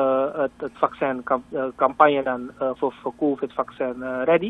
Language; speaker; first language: Dutch; native; Dutch